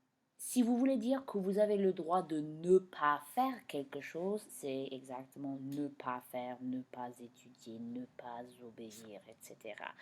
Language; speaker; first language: French; non-native, fluent; English